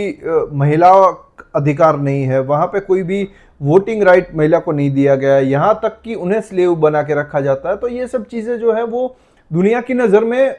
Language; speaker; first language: Hindi; non-native, local second language; Gujarati